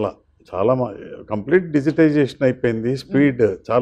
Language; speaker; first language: Telugu; native; Telugu